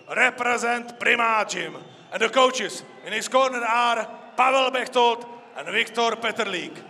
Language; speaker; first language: English; non-native, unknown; Czech